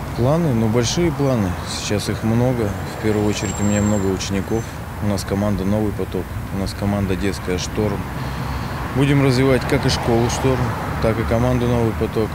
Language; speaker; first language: Russian; native; Russian